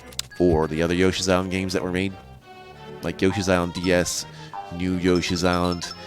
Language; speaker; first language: English; native; English